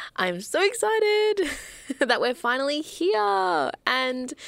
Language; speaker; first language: English; native; English